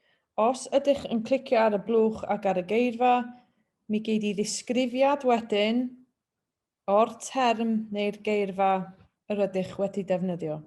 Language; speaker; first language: Welsh; native; Welsh